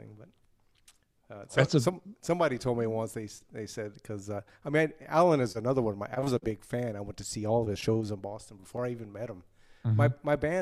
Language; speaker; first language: English; native; English